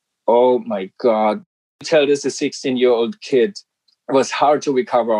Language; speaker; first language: English; non-native, fluent; German